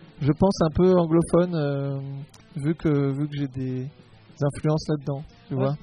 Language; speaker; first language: French; native; French